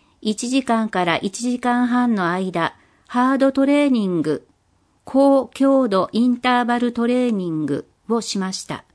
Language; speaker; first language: Japanese; non-native, fluent; English